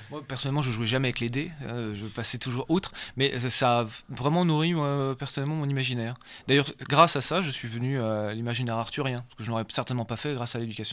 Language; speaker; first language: French; native; French